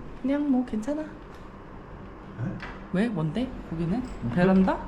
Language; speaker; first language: Korean; native; Korean